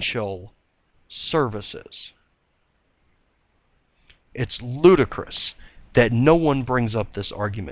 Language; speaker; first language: English; native; English